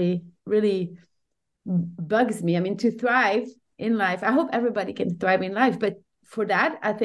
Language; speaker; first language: English; non-native, fluent; French